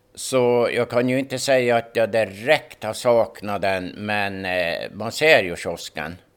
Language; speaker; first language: Swedish; native; Swedish